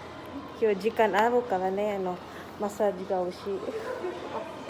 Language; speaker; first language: Japanese; non-native, learner; Filipino